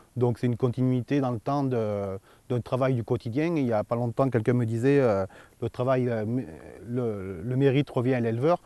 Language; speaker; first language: French; native; French